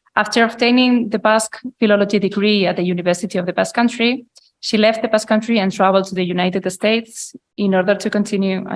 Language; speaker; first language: English; non-native, fluent; Basque